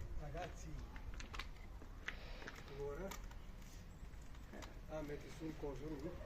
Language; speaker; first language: Italian; non-native, fluent; Punjabi